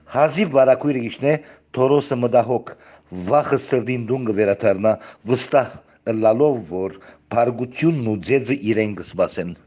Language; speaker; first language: Armenian; native; Armenian